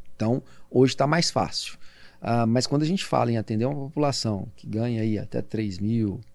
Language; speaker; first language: Portuguese; native; Portuguese